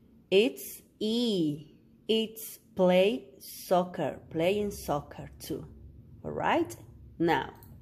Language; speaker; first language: English; non-native, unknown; Spanish